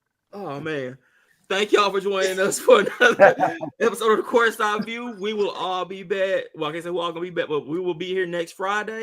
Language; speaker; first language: English; native; English